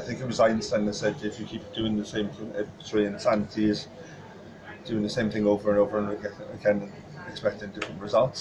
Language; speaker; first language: English; native; English